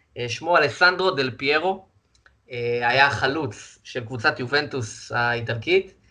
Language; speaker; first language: Hebrew; native; Hebrew